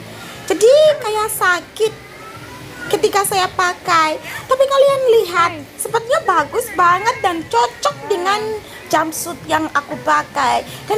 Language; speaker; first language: Indonesian; non-native, learner; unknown